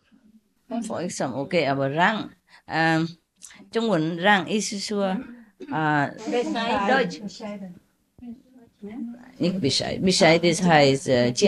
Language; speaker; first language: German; non-native, learner; Vietnamese